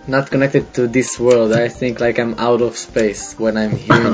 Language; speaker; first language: English; non-native, fluent; Hebrew